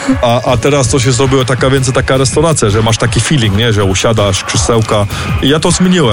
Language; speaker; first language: Polish; early bilingual, heritage; German